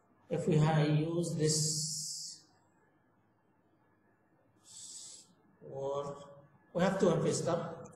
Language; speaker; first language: English; non-native, fluent; Arabic